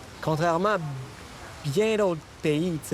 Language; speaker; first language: French; native; French